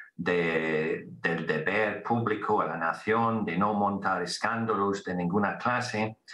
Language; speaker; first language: Spanish; non-native, fluent; English